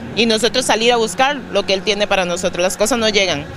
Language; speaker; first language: Spanish; native; Spanish